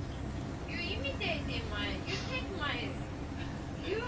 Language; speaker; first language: English; non-native, learner; Japanese